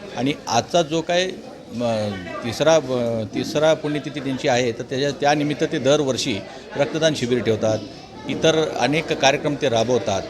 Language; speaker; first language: Marathi; native; Marathi